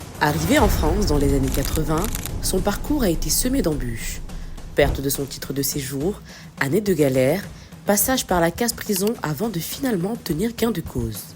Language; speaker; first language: French; early bilingual, other home language; Wolof